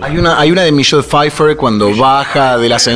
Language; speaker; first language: Spanish; native; Spanish